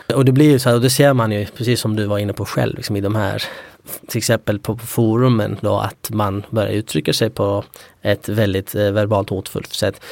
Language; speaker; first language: Swedish; early bilingual, other home language; Kurdish